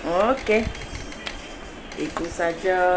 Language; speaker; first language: Malay; native; Malay